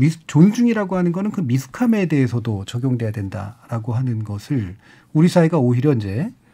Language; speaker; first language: Korean; native; Korean